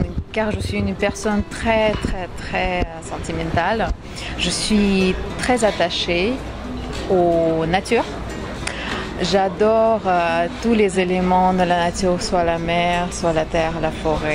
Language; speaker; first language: French; non-native, fluent; Russian